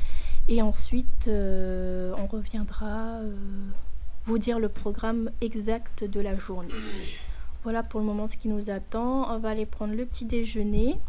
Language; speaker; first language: French; native; French